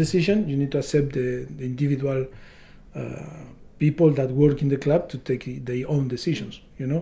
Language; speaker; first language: English; non-native, learner; Spanish